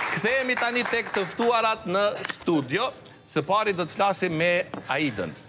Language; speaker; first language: Albanian; native; Albanian